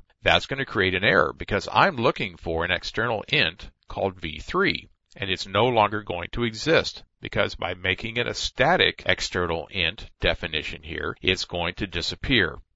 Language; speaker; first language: English; native; English